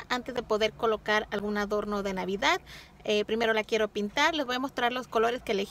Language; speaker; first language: Spanish; native; Spanish